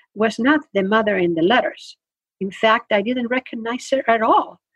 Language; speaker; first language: English; non-native, fluent; Spanish